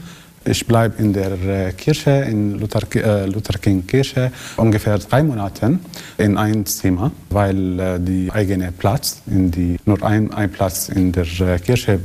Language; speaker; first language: German; non-native, learner; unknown